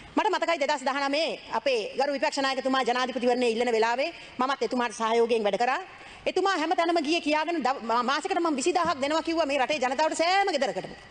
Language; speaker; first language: Sinhala; native; Sinhala